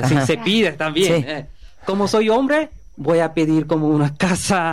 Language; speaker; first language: Spanish; non-native, learner; Bangla